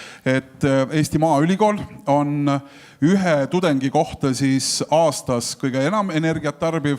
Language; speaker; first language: Estonian; native; Estonian